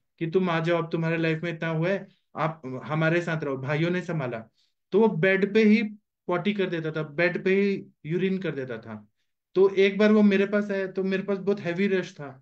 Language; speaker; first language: Hindi; non-native, local second language; Marathi